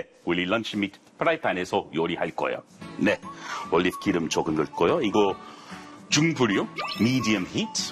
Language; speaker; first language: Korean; non-native, fluent; English